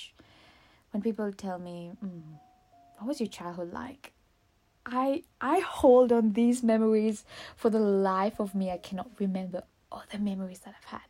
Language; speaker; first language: English; non-native, fluent; Morisyen